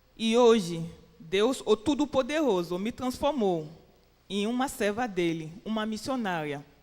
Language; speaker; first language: Portuguese; non-native, fluent; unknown